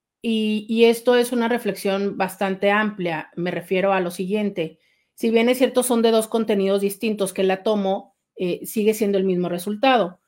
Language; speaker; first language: Spanish; native; Spanish